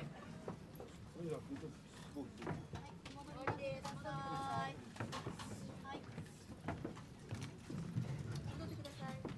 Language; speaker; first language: Japanese; native; Japanese